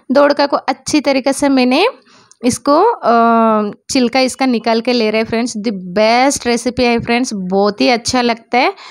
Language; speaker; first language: Hindi; non-native, local second language; Marathi